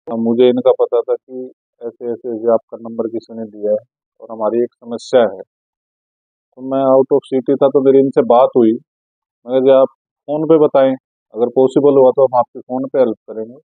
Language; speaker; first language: Hindi; native; Hindi